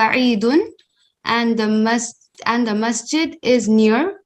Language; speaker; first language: English; non-native, learner; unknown